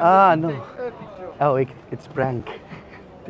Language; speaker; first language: English; non-native, learner; Persian